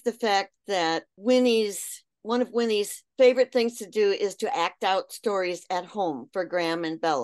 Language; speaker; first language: English; native; English